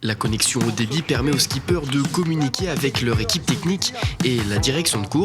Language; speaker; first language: French; native; French